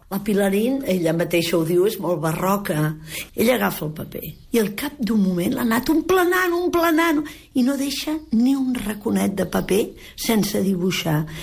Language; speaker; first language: Catalan; native; Catalan